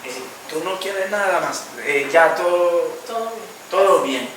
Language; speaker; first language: Spanish; non-native, learner; Haitian Creole